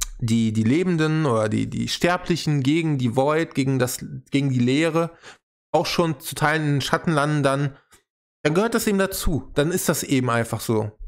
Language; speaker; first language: German; native; German